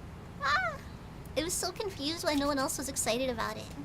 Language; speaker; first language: English; native; English